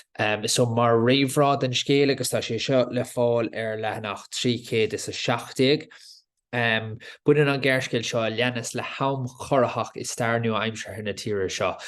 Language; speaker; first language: Irish; native; Irish